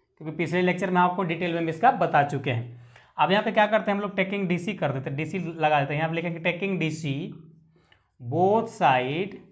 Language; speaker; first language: Hindi; native; Hindi